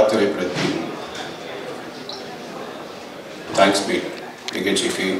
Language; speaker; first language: Tamil; native; Tamil